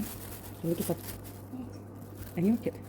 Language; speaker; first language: Arabic; native; Arabic